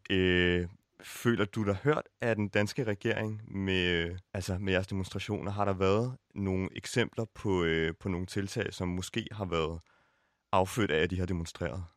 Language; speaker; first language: Danish; native; Danish